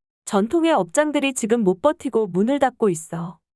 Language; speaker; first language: Korean; native; Korean